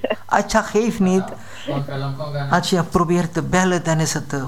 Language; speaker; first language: Dutch; non-native, local second language; Caribbean Hindustani